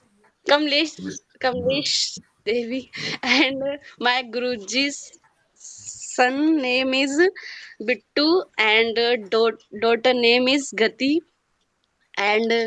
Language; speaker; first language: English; non-native, learner; Hindi